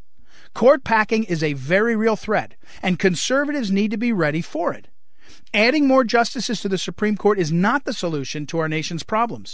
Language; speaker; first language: English; native; English